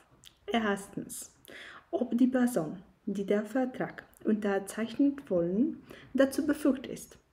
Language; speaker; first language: German; non-native, fluent; Polish